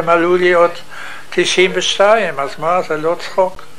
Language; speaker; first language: Hebrew; non-native, fluent; German